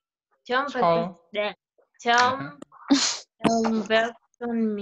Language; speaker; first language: Korean; non-native, learner; Spanish